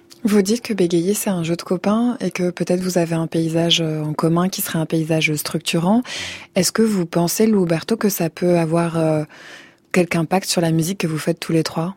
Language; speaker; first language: French; native; French